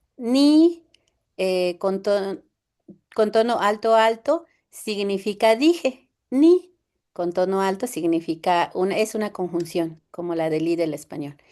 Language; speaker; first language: Spanish; non-native, local second language; Zapotec